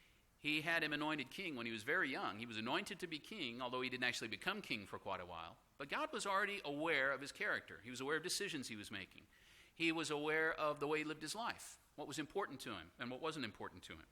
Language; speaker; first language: English; native; English